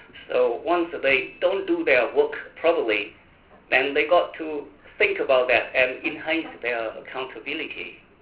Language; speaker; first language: English; non-native, fluent; Vietnamese